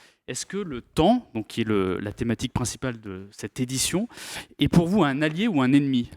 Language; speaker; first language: French; native; French